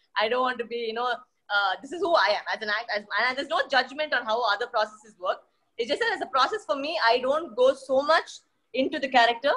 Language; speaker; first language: English; non-native, local second language; Tamil